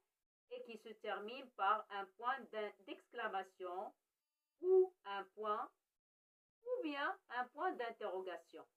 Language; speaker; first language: French; non-native, local second language; Arabic